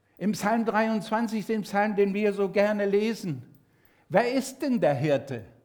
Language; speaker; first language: German; non-native, fluent; Spanish